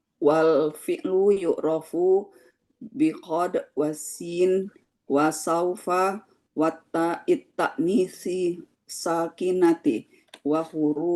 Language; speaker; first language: Arabic; non-native, fluent; Indonesian